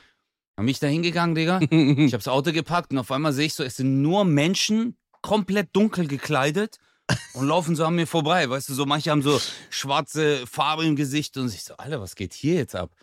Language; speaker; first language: German; early bilingual, other home language; Turkish